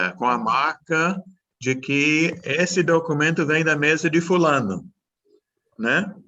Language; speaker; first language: Portuguese; non-native, fluent; English